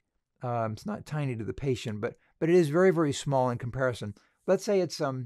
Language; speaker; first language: English; native; English